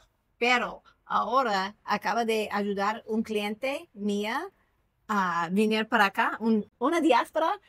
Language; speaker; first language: Spanish; non-native, fluent; English